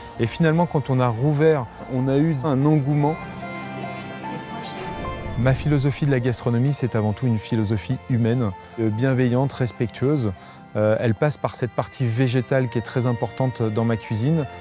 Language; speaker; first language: French; native; French